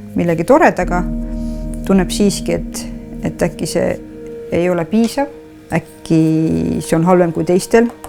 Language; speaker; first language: Estonian; native; Estonian